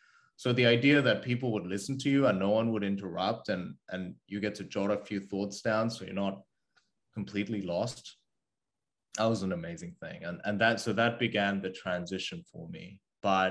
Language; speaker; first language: English; early bilingual, other home language; Korean